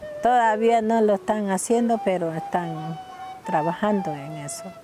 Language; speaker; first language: Spanish; non-native, local second language; Guarani